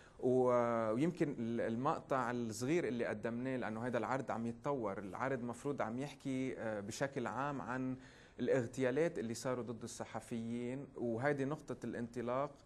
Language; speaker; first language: Arabic; native; Arabic